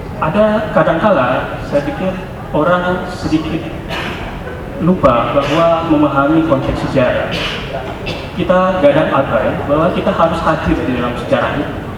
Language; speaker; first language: Indonesian; non-native, local second language; Minangkabau